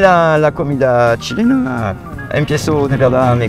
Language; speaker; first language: Spanish; non-native, learner; French